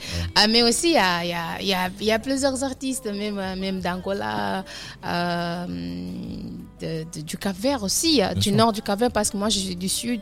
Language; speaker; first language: French; non-native, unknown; Kabuverdianu